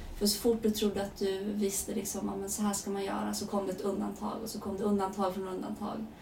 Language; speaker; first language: Swedish; early bilingual, other home language; Persian